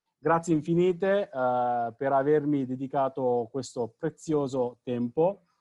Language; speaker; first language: Italian; non-native, fluent; Sinhala